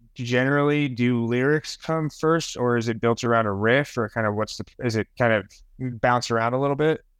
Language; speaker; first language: English; native; English